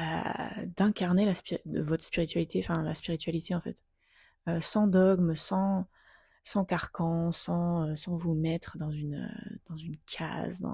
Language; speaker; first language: French; native; French